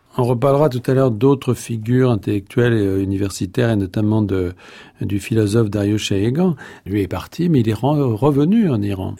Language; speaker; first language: French; native; French